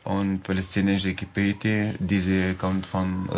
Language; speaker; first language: German; non-native, learner; Arabic